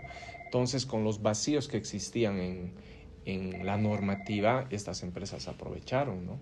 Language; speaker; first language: Spanish; native; Spanish